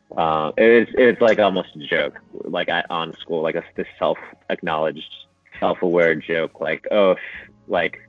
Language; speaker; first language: English; non-native, fluent; Japanese